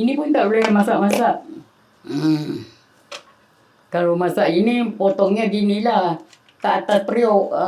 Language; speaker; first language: Malay; native; Malay